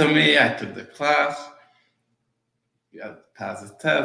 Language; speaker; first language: English; early bilingual, other home language; Yiddish